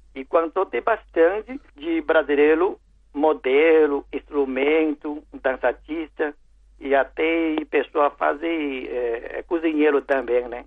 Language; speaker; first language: Portuguese; non-native, learner; Chinese